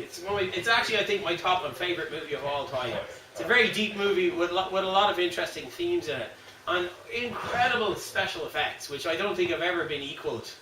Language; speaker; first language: English; native; English